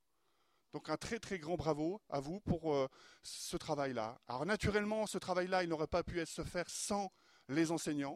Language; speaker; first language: French; native; French